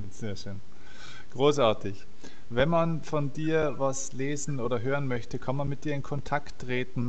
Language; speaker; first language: German; native; German